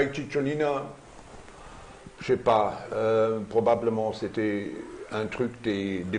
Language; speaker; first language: French; non-native, learner; German